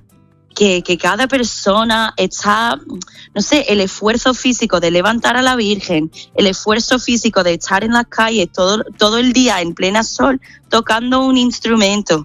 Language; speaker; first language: Spanish; non-native, fluent; English